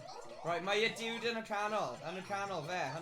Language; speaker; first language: Welsh; native; Welsh